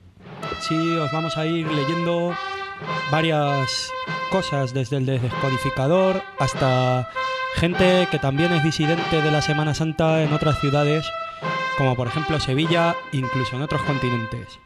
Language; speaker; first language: Spanish; native; Spanish